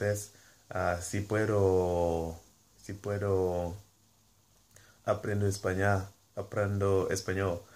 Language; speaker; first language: Spanish; non-native, learner; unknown